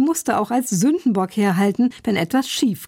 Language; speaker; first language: German; native; German